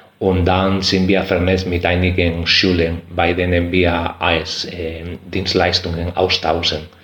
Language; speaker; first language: German; non-native, fluent; Spanish